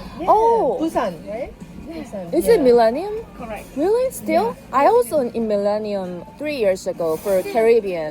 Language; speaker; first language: English; non-native, learner; Korean